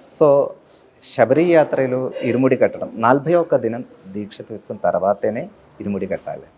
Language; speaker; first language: Telugu; non-native, fluent; Malayalam